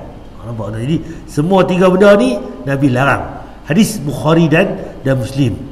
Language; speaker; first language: Malay; native; Malay